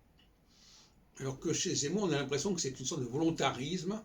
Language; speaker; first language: French; native; French